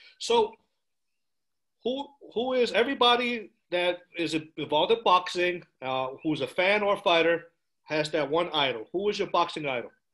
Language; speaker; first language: English; early bilingual, other home language; Spanish